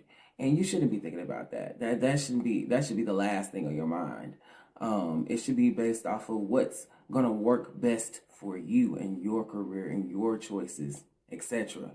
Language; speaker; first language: English; native; English